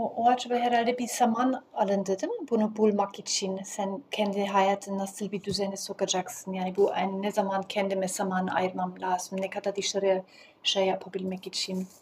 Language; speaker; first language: Turkish; early bilingual, heritage; Turkish